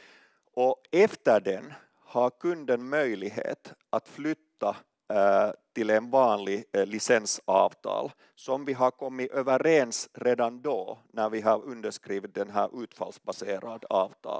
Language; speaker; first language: Swedish; non-native, local second language; Finnish